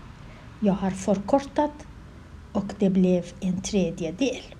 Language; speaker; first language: Swedish; non-native, learner; Kurdish